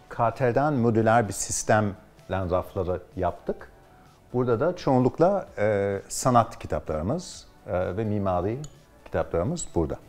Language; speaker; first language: Turkish; early bilingual, heritage; Turkish